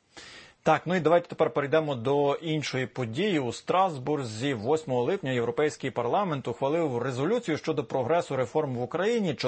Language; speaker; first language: Ukrainian; native; Ukrainian